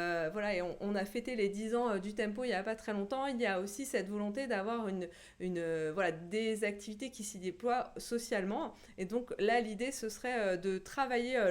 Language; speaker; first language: French; native; French